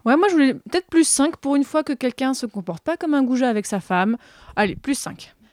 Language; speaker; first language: French; native; French